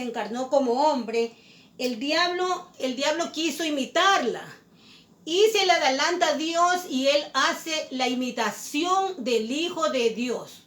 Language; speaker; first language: Spanish; native; Spanish